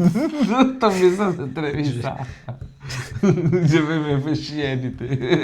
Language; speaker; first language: French; non-native, fluent; Spanish